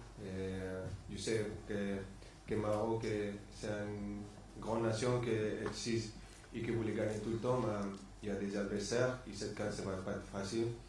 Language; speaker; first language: French; non-native, fluent; Spanish